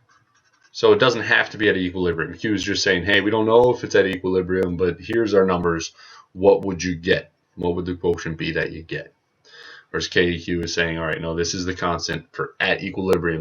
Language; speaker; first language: English; native; English